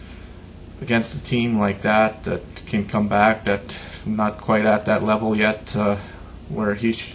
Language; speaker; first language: English; native; English